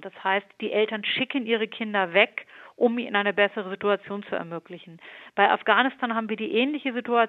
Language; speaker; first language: German; native; German